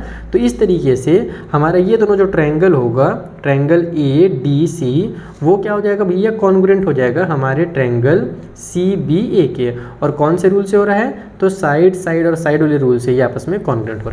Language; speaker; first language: Hindi; native; Hindi